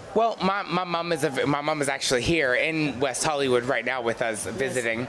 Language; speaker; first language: English; native; English